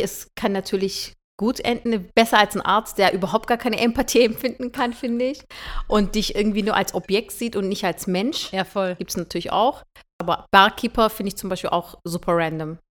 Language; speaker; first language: German; early bilingual, other home language; Turkish